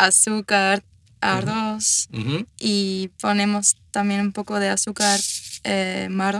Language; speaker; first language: Spanish; non-native, fluent; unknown